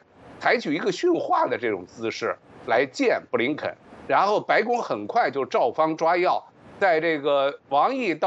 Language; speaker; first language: Chinese; native; Chinese